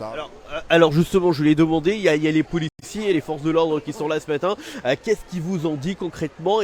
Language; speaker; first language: French; native; French